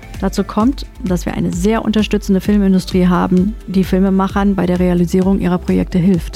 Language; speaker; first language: German; native; German